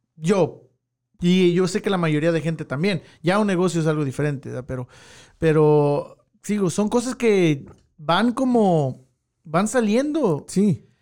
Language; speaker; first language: Spanish; early bilingual, heritage; Spanish